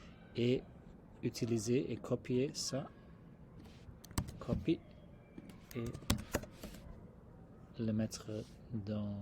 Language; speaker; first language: French; non-native, fluent; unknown